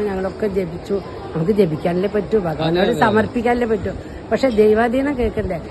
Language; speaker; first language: Malayalam; early bilingual, heritage; Malayalam